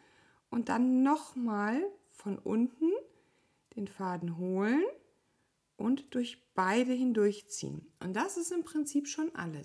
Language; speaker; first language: German; native; German